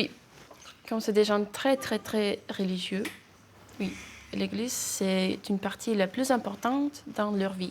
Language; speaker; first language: French; non-native, fluent; Russian